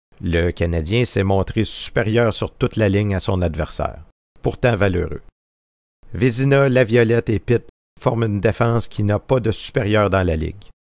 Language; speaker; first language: French; native; French